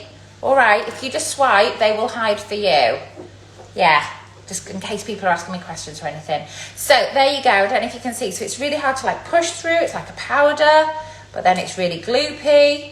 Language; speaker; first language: English; native; English